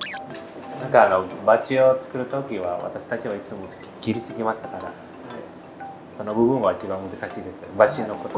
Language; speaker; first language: Japanese; non-native, learner; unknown